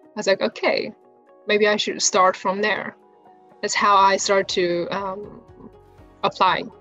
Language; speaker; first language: English; non-native, fluent; Chinese